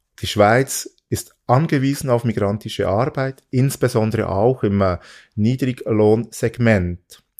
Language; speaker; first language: German; early bilingual, other home language; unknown